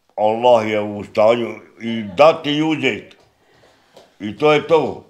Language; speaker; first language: Croatian; native; Croatian